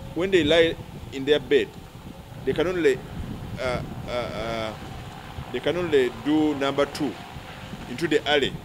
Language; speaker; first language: English; non-native, local second language; Ganda